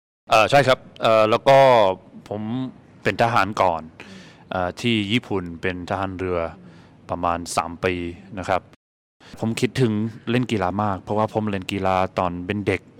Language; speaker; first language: Thai; non-native, fluent; English